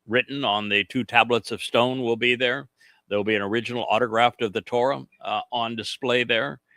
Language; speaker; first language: English; native; English